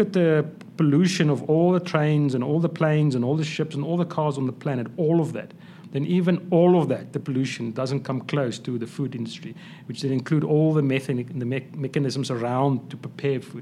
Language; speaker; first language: English; non-native, local second language; Afrikaans